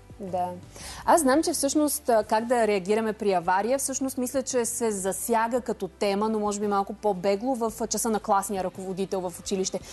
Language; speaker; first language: Bulgarian; native; Bulgarian